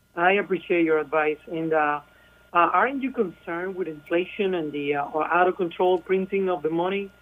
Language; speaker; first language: English; non-native, fluent; Spanish